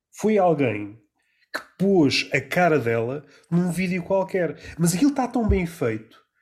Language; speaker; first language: Portuguese; native; Portuguese